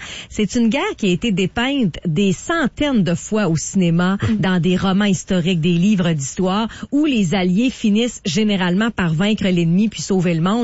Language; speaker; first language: French; native; French